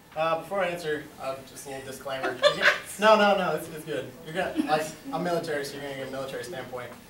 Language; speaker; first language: English; native; English